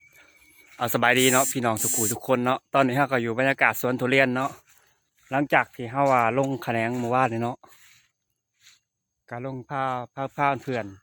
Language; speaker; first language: Thai; non-native, local second language; Northeastern Thai